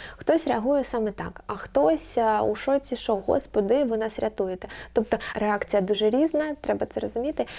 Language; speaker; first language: Ukrainian; non-native, local second language; Russian